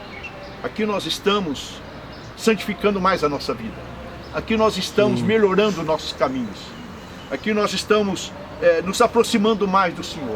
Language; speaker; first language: Portuguese; native; Portuguese